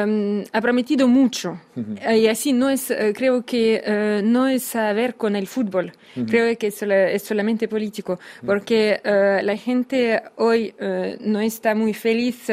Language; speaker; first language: Spanish; non-native, fluent; Russian